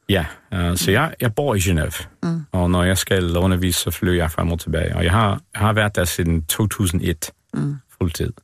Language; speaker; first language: Danish; non-native, fluent; English